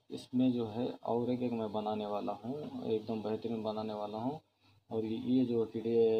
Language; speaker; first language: Hindi; non-native, local second language; Urdu